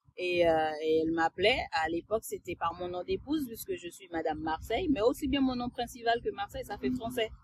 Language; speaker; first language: French; early bilingual, other home language; Haitian Creole